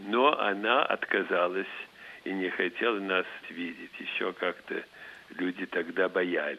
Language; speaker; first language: Russian; early bilingual, heritage; Russian